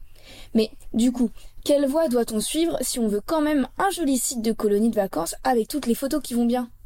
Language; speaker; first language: French; native; French